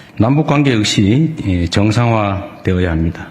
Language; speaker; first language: Korean; native; Korean